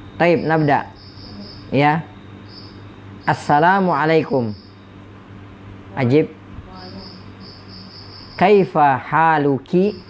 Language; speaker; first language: Arabic; non-native, fluent; Indonesian